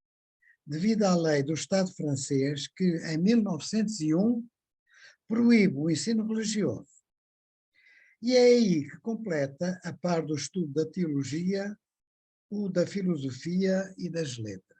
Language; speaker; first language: Portuguese; native; Portuguese